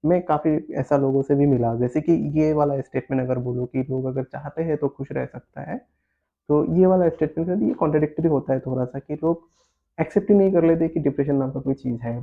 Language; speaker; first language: Hindi; non-native, local second language; Assamese